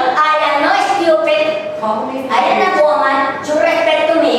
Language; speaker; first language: English; non-native, learner; Spanish